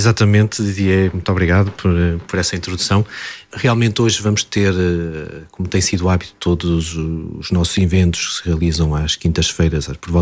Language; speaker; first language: Portuguese; native; Portuguese